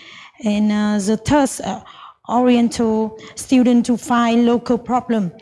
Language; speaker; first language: English; non-native, learner; Vietnamese